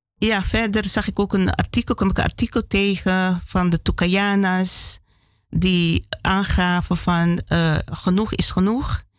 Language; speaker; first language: Dutch; native; Dutch